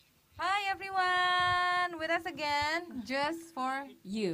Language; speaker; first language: English; non-native, fluent; Indonesian